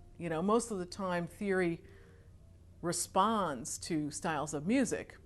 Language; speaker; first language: English; native; English